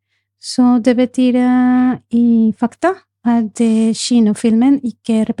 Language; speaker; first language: Norwegian; non-native, fluent; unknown